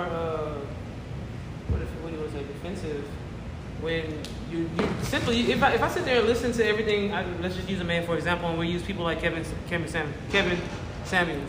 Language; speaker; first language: English; native; English